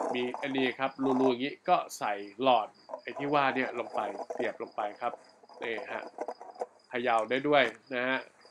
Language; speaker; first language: Thai; native; Thai